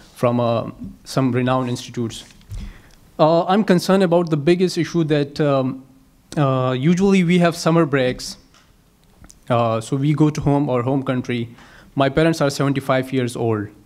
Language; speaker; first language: English; non-native, local second language; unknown